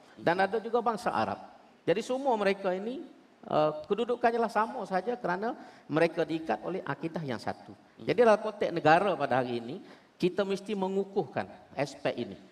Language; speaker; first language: Malay; native; Malay